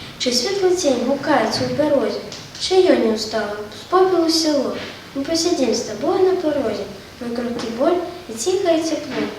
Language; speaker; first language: Belarusian; native; Belarusian